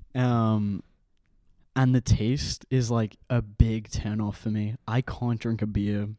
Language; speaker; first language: English; native; English